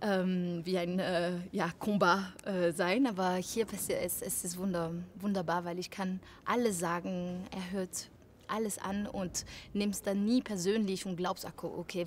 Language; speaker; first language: German; non-native, fluent; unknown